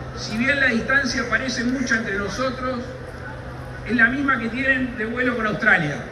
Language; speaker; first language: Spanish; native; Spanish